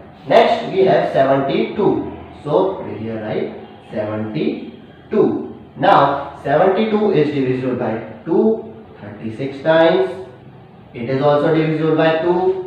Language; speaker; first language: English; non-native, local second language; Hindi